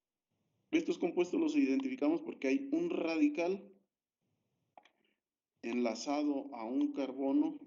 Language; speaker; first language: Spanish; native; Spanish